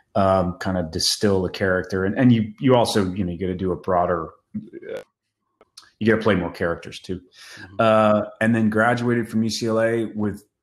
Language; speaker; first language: English; native; English